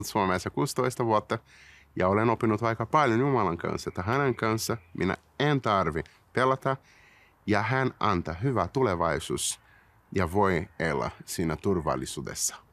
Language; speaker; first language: Finnish; non-native, fluent; Portuguese